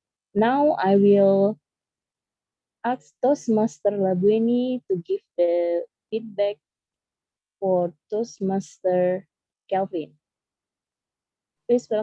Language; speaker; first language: English; non-native, learner; Indonesian